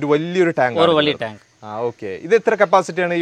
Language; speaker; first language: Malayalam; native; Malayalam